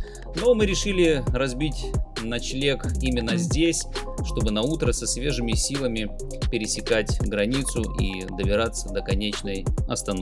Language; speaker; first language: Russian; native; Russian